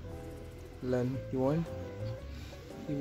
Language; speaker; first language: English; non-native, learner; Indonesian